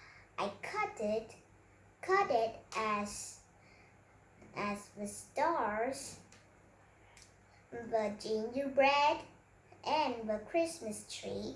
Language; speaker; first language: English; non-native, learner; Vietnamese